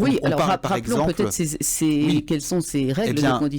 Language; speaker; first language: French; native; French